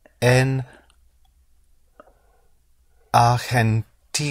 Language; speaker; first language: Spanish; non-native, learner; English